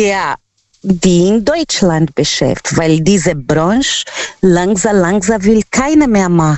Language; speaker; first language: German; non-native, fluent; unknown